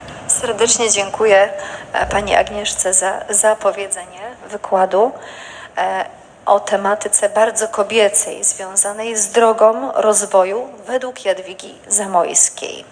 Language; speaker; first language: Polish; native; Polish